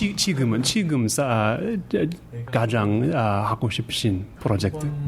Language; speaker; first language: Korean; non-native, learner; English